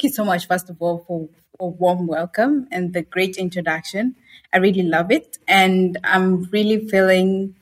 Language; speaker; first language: English; non-native, local second language; Swahili